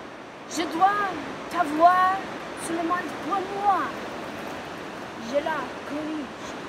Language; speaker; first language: French; non-native, learner; English